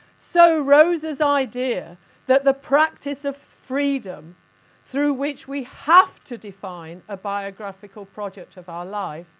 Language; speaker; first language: English; native; English